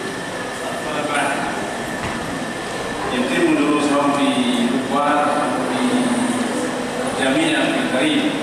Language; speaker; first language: Arabic; non-native, learner; Indonesian